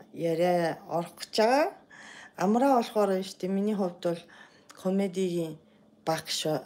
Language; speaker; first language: Mongolian; non-native, fluent; Japanese